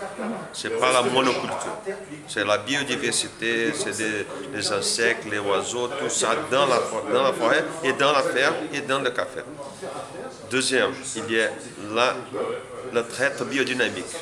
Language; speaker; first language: French; non-native, learner; Portuguese